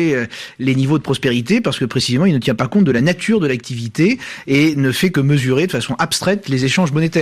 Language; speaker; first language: French; native; French